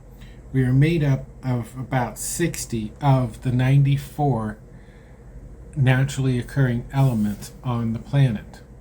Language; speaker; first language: English; native; English